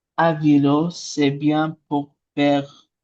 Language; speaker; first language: French; non-native, learner; Arabic